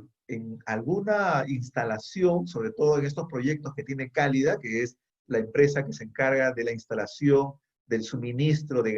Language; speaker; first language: Spanish; native; Spanish